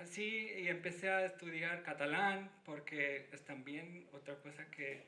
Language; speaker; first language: Spanish; non-native, fluent; Hindi